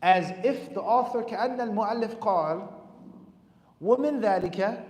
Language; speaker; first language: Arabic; non-native, fluent; English